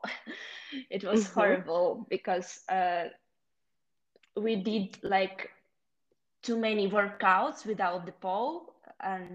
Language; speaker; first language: English; non-native, fluent; Ukrainian